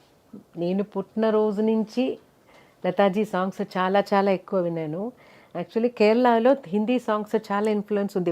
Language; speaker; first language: Telugu; non-native, local second language; Malayalam